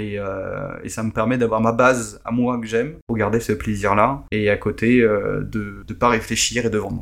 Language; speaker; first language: French; early bilingual, other home language; Portuguese